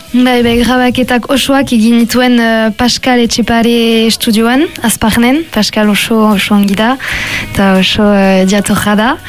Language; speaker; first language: Basque; non-native, local second language; French